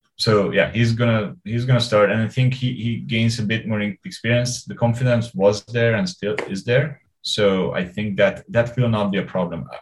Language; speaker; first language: English; non-native, fluent; Hungarian